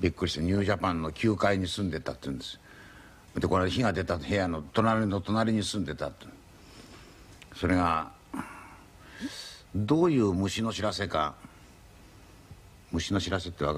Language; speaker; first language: Japanese; native; Japanese